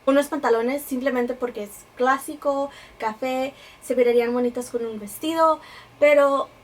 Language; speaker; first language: Spanish; early bilingual, heritage; Spanish